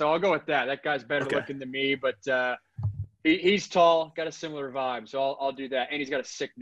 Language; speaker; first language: English; native; English